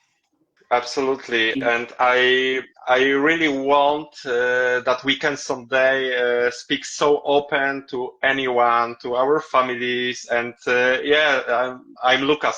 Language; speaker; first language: English; non-native, learner; Polish